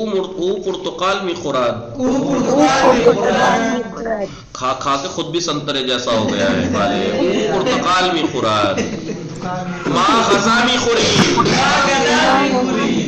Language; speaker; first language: Persian; non-native, fluent; Urdu